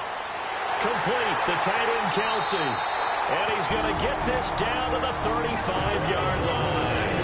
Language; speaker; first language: English; native; English